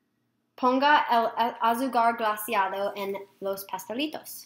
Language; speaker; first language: Spanish; non-native, learner; English